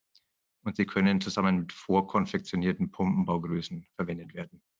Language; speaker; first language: German; native; German